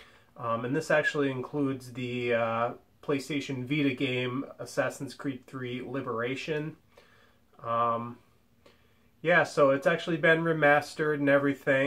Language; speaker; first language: English; native; English